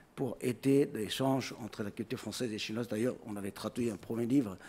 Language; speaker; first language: French; non-native, fluent; Chinese